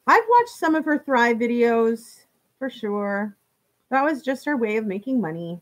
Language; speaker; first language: English; native; English